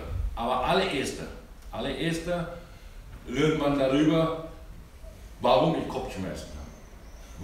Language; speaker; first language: German; non-native, learner; Thai